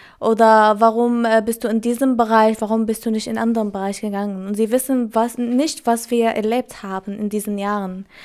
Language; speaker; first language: German; non-native, learner; Arabic